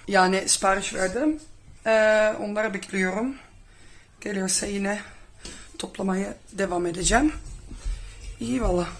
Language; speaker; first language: Turkish; non-native, fluent; Dutch